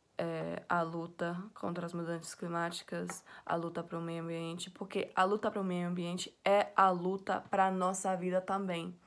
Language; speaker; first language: Portuguese; non-native, fluent; English